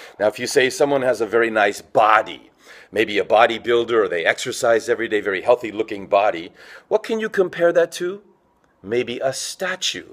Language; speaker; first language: English; native; English